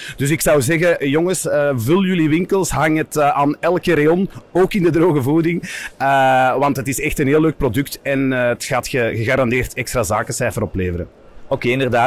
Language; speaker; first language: Dutch; native; Dutch